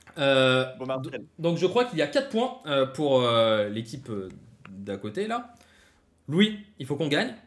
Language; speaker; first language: French; native; French